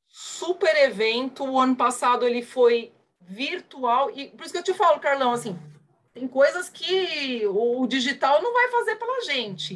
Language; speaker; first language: Portuguese; early bilingual, other home language; Spanish